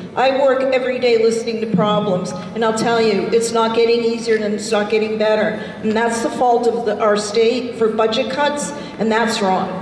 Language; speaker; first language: English; native; English